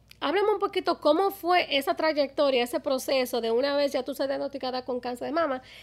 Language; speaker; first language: Spanish; early bilingual, other home language; English